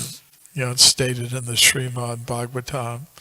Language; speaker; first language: English; native; English